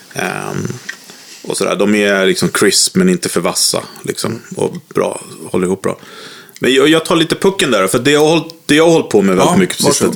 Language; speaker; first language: Swedish; native; Swedish